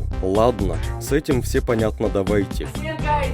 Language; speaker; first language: Russian; native; Russian